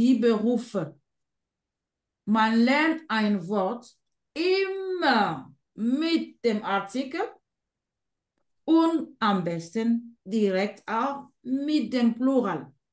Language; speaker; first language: German; non-native, fluent; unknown